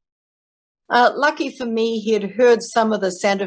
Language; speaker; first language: English; native; English